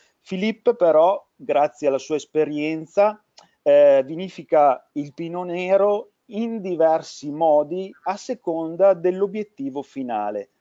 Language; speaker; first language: Italian; native; Italian